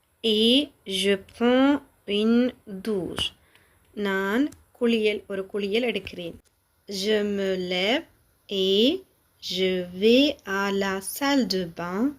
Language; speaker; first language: French; non-native, fluent; Tamil